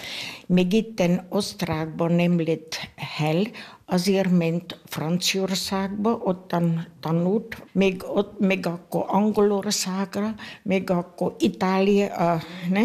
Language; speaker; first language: Hungarian; non-native, local second language; German